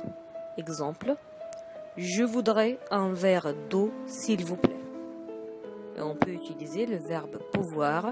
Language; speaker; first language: French; non-native, fluent; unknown